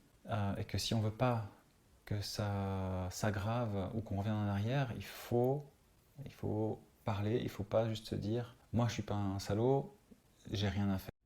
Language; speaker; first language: French; native; French